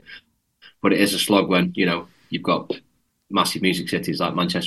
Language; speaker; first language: English; native; English